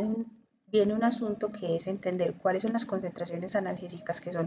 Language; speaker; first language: Spanish; native; Spanish